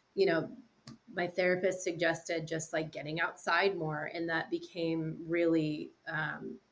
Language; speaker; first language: English; native; English